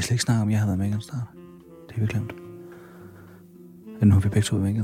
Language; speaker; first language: Danish; native; Danish